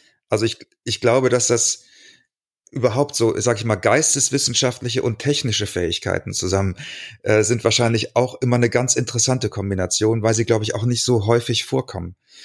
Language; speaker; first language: German; native; German